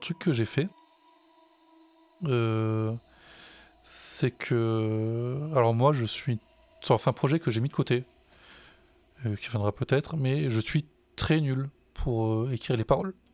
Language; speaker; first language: French; native; French